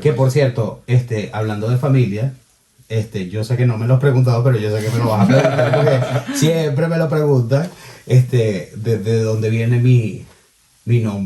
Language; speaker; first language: Spanish; native; Spanish